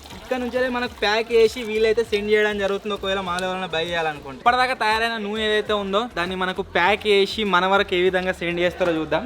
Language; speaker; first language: Telugu; native; Telugu